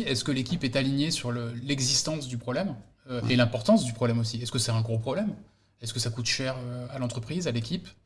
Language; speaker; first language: French; native; French